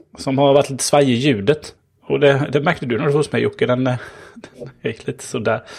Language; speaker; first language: Swedish; native; Swedish